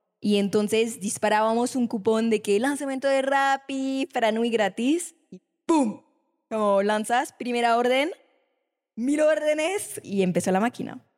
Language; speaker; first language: Spanish; non-native, fluent; French